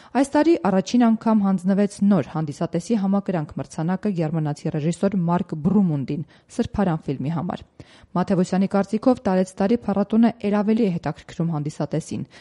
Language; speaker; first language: Armenian; native; Armenian